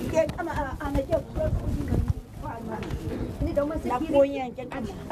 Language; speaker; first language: Dutch; non-native, local second language; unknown